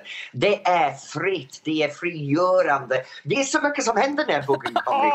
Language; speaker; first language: Swedish; non-native, fluent; English